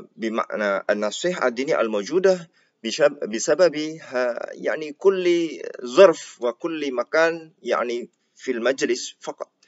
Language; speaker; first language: Arabic; non-native, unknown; Indonesian